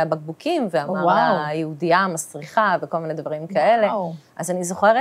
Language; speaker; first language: Hebrew; early bilingual, other home language; Russian